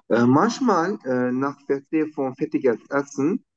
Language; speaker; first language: German; non-native, learner; Turkish